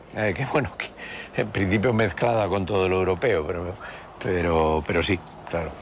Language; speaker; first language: Spanish; native; Spanish